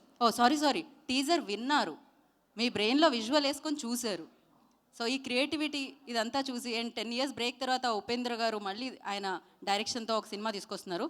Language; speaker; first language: Telugu; native; Telugu